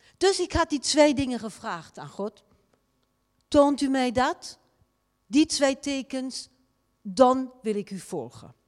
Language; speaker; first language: Dutch; non-native, fluent; French